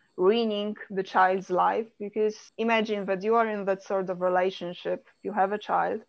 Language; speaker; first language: English; non-native, fluent; Polish